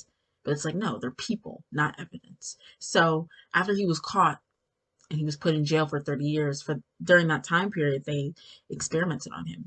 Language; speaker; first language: English; native; English